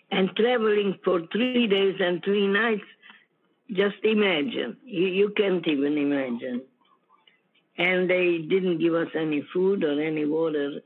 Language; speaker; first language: English; non-native, fluent; Ukrainian